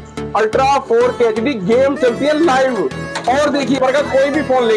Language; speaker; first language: Hindi; native; Hindi